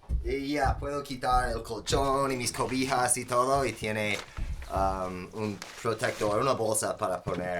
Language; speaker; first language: Spanish; non-native, fluent; English